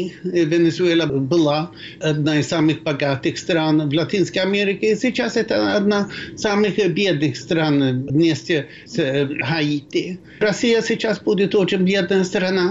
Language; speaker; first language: Russian; non-native, fluent; Swedish